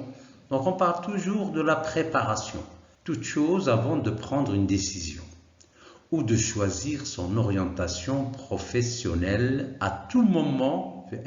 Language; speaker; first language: French; non-native, local second language; Arabic